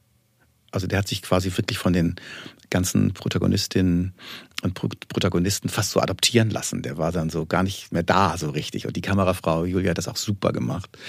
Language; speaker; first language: German; native; German